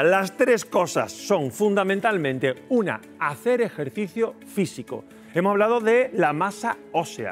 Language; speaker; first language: Spanish; native; Spanish